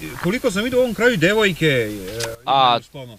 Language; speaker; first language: Bosnian; native; Bosnian